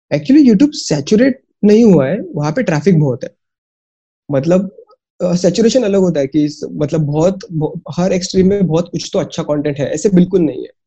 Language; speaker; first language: Hindi; non-native, local second language; Marathi